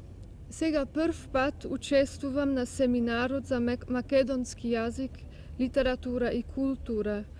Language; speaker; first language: Macedonian; non-native, learner; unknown